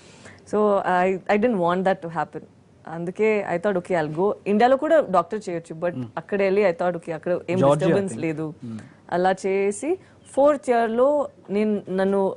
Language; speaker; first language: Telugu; non-native, fluent; Tamil